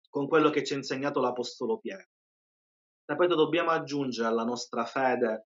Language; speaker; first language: Italian; native; Italian